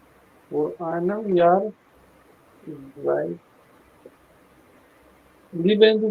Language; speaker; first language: German; non-native, learner; Urdu